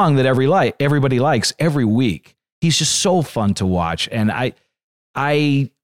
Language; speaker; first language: English; native; English